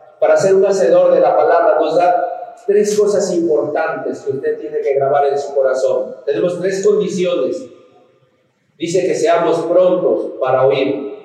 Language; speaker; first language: Spanish; native; Spanish